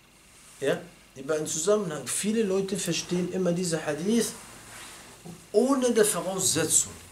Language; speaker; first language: German; non-native, fluent; Arabic